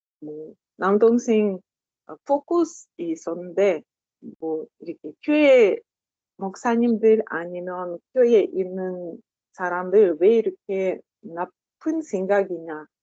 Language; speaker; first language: Korean; non-native, learner; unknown